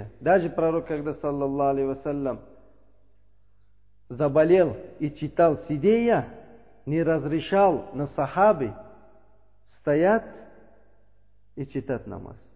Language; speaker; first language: Russian; non-native, learner; Uzbek